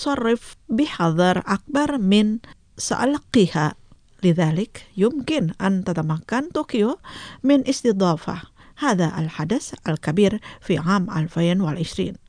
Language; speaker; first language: Arabic; non-native, fluent; Indonesian